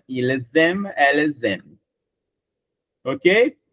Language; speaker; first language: French; non-native, fluent; Portuguese